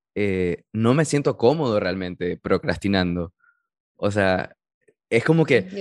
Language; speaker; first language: Spanish; early bilingual, heritage; Spanish